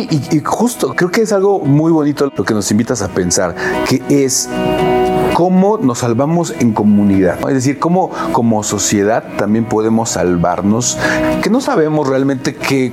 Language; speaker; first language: Spanish; native; Spanish